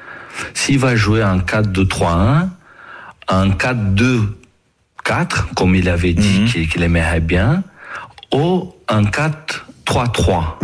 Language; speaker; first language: French; non-native, fluent; Portuguese